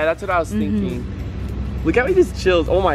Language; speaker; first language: English; native; English